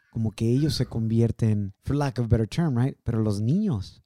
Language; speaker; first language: Spanish; early bilingual, heritage; Spanish